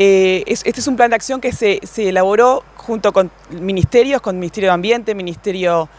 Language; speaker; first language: Spanish; native; Spanish